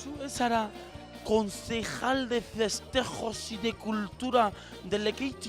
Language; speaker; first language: Basque; native; Basque